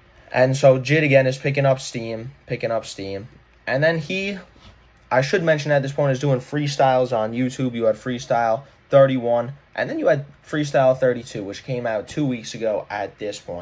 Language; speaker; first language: English; native; English